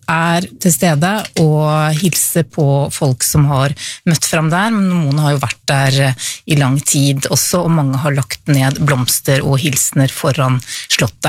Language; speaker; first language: Norwegian; native; Norwegian